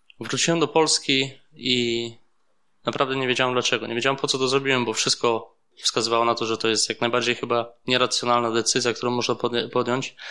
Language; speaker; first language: Polish; early bilingual, heritage; Polish